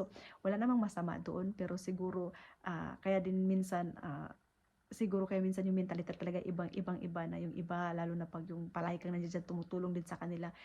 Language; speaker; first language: Filipino; native; Filipino